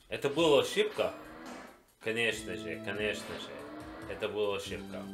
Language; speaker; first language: Russian; non-native, learner; English